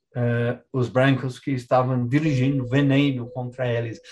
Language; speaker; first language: Portuguese; non-native, fluent; English